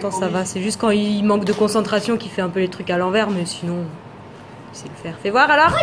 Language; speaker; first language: French; native; French